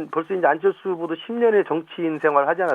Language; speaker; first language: Korean; native; Korean